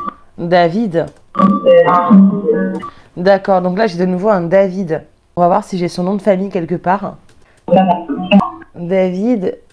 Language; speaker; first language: French; native; French